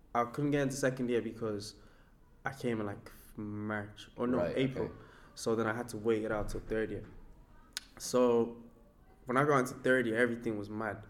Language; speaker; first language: English; non-native, local second language; Yoruba